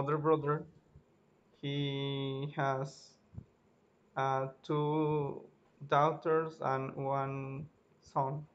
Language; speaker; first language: English; non-native, learner; Spanish